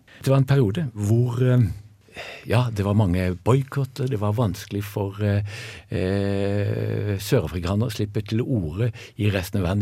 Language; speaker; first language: Norwegian; native; Norwegian